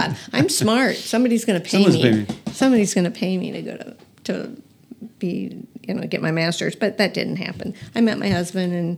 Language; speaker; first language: English; native; English